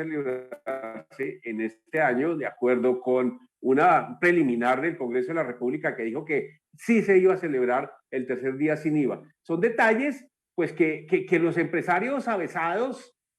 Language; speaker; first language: Spanish; native; Spanish